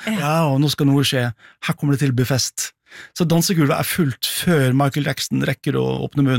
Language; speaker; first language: Norwegian; native; Norwegian